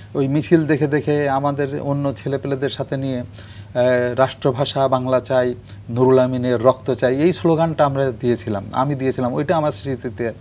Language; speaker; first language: Bangla; native; Bangla